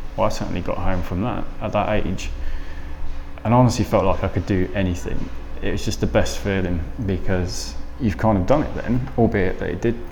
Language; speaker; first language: English; native; English